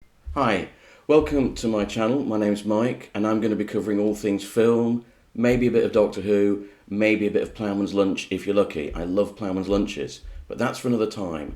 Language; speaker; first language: English; native; English